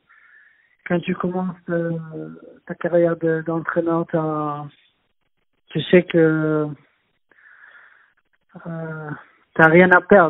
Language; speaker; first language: French; non-native, fluent; Swedish